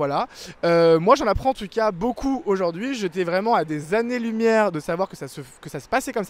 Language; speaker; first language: French; native; French